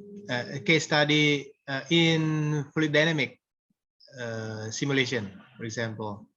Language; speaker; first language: English; non-native, fluent; Indonesian